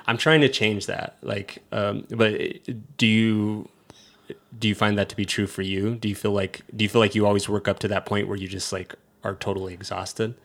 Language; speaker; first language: English; native; English